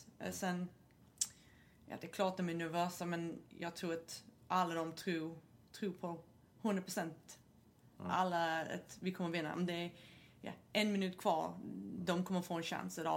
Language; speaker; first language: Swedish; non-native, fluent; English